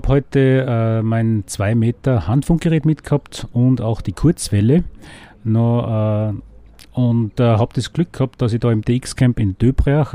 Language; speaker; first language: German; native; German